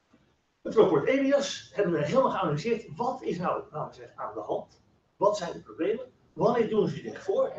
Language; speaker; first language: Dutch; native; Dutch